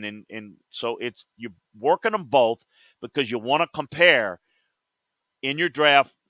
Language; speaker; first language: English; native; English